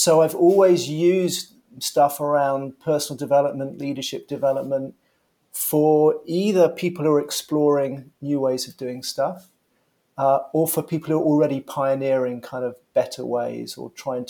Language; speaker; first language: English; native; English